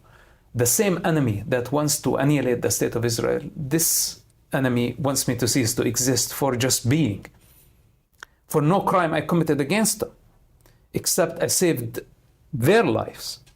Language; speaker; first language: English; non-native, fluent; Arabic